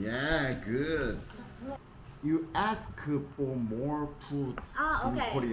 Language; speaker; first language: English; non-native, learner; Korean